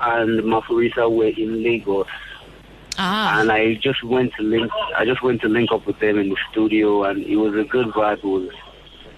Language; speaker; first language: English; non-native, local second language; Yoruba